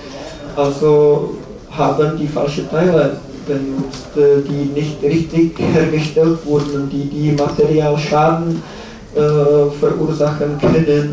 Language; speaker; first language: German; non-native, learner; Czech